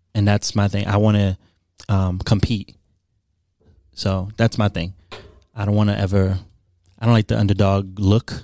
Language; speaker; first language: English; early bilingual, other home language; Haitian Creole